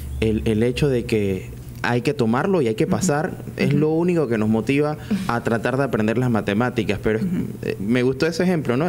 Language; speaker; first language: Spanish; native; Spanish